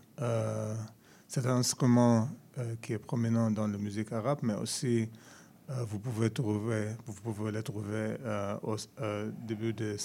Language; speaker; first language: French; non-native, learner; Arabic